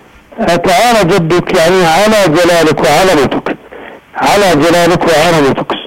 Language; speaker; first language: Arabic; native; Arabic